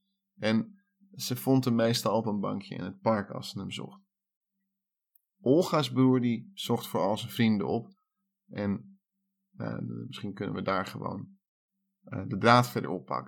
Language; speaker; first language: Dutch; native; Dutch